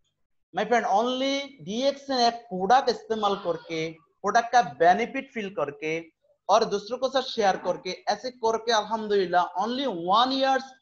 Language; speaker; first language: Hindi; non-native, fluent; Bangla